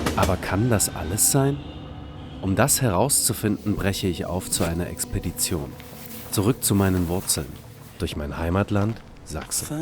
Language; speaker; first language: German; native; German